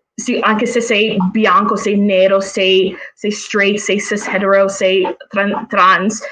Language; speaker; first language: Italian; non-native, fluent; English